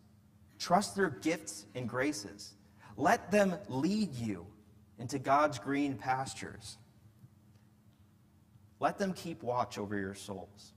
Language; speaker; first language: English; native; English